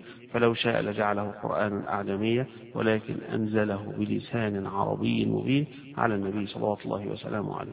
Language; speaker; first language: Arabic; native; Arabic